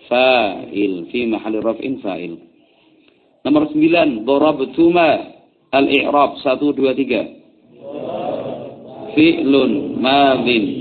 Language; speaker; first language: Arabic; non-native, fluent; Javanese